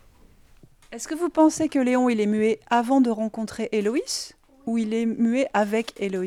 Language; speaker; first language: French; native; French